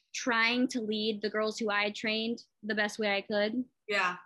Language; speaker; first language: English; native; English